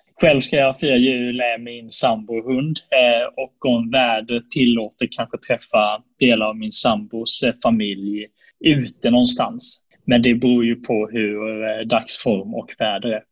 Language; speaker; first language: Swedish; native; Swedish